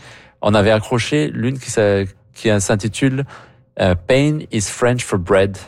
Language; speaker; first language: French; native; French